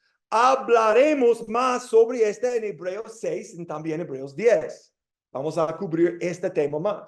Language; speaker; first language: Spanish; non-native, fluent; English